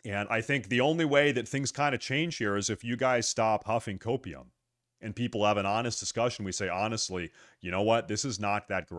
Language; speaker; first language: English; native; English